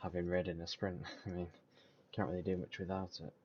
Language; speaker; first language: English; native; English